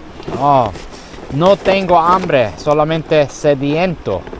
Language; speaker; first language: Spanish; non-native, learner; English